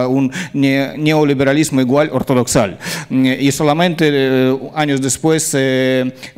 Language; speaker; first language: Spanish; non-native, fluent; Russian